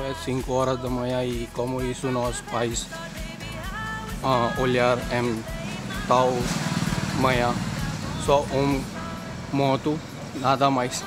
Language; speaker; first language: Portuguese; non-native, learner; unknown